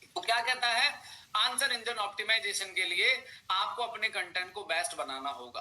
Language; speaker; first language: Hindi; native; Hindi